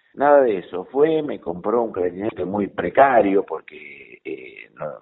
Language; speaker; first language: Spanish; native; Spanish